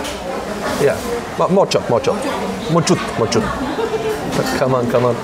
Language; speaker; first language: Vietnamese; non-native, learner; Bulgarian